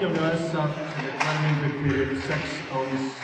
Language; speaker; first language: Icelandic; native; Icelandic